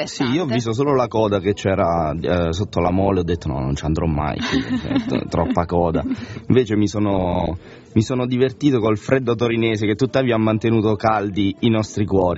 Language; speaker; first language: Italian; native; Italian